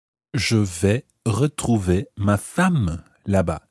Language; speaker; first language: French; non-native, fluent; English